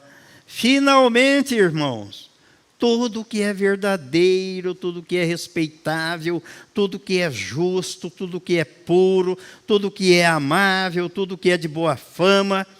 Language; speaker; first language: Portuguese; native; Portuguese